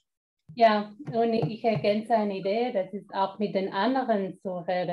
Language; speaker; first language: German; non-native, fluent; Spanish